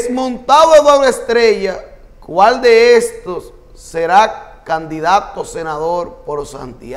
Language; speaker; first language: Spanish; native; Spanish